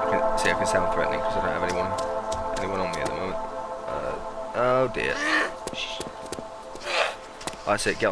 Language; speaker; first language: English; native; English